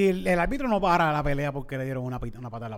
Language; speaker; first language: Spanish; native; Spanish